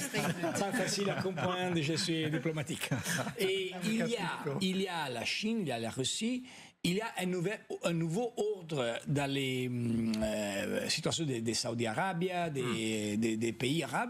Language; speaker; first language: French; non-native, fluent; Italian